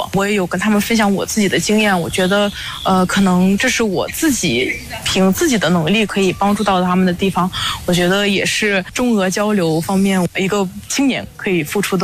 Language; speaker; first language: Chinese; non-native, fluent; Russian